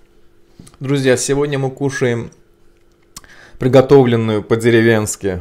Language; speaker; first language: Russian; non-native, local second language; Azerbaijani